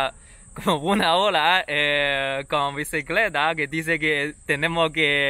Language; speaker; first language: Spanish; non-native, learner; Chinese